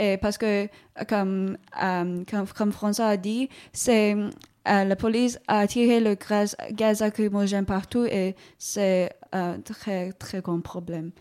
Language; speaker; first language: French; non-native, learner; Cantonese